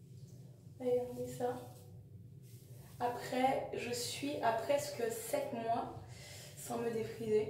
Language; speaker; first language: French; native; French